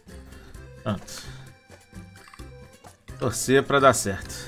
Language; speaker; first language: Portuguese; native; Portuguese